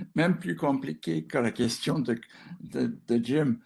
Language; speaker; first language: French; non-native, fluent; English